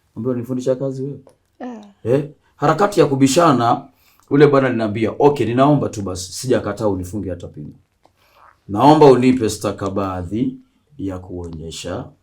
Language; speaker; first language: Swahili; native; Swahili